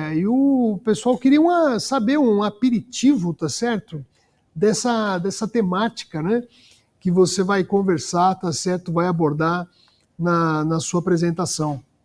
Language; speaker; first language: Portuguese; native; Portuguese